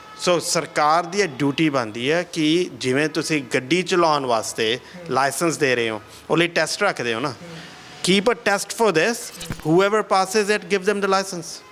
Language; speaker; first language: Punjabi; early bilingual, heritage; Punjabi